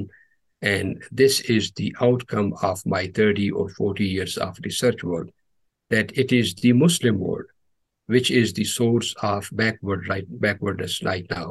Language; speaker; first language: English; non-native, local second language; Urdu